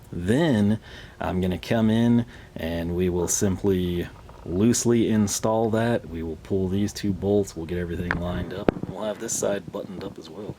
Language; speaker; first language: English; native; English